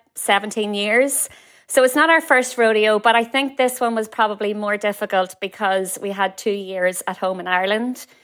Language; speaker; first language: English; native; English